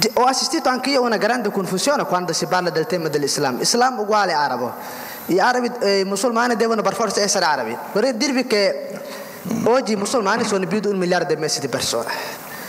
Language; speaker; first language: Italian; non-native, fluent; Somali